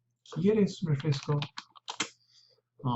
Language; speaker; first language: Spanish; non-native, fluent; English